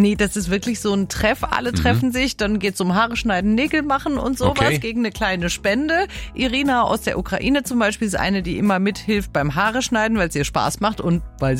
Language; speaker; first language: German; native; German